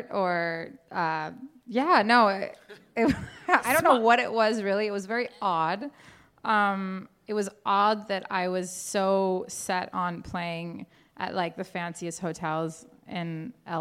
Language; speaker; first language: English; native; English